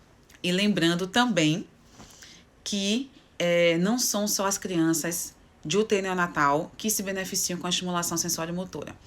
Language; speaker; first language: Portuguese; native; Portuguese